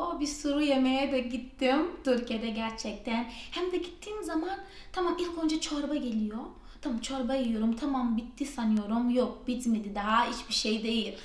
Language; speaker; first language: Turkish; non-native, fluent; Portuguese